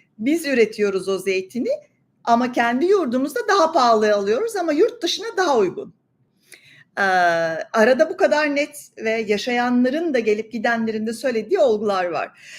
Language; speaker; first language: Turkish; native; Turkish